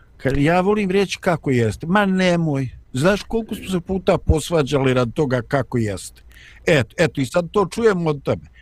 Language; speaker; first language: Bosnian; native; Bosnian